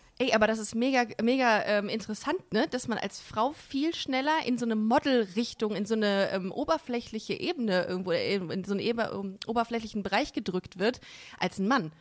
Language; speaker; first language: German; native; German